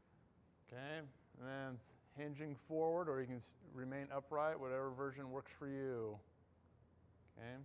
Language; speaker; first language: English; native; English